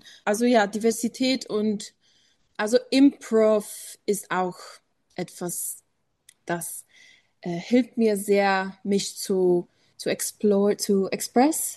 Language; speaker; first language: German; non-native, learner; English